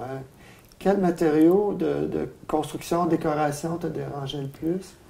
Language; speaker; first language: French; native; French